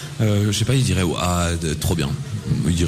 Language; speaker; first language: French; native; French